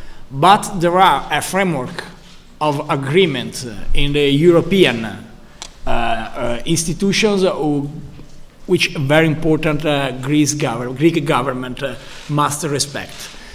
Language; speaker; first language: English; non-native, learner; Italian